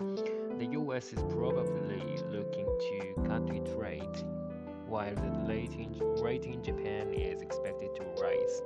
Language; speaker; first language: English; non-native, learner; Japanese